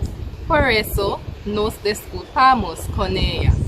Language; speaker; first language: Spanish; non-native, fluent; English